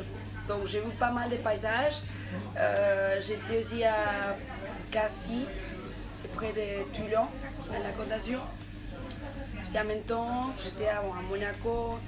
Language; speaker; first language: French; non-native, fluent; Spanish